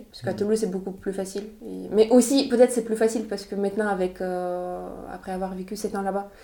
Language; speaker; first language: French; non-native, fluent; Russian